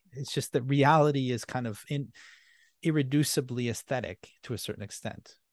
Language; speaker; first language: English; non-native, fluent; French